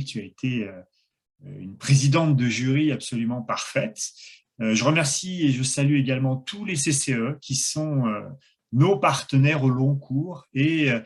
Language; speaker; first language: French; native; French